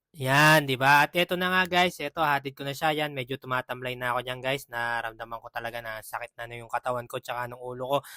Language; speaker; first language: Filipino; non-native, local second language; Pampanga